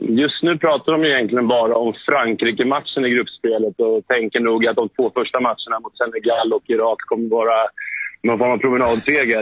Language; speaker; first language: Swedish; native; Swedish